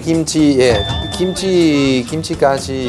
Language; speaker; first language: Korean; non-native, learner; Italian